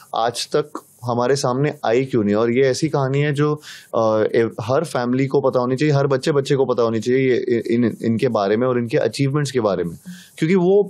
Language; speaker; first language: Hindi; native; Hindi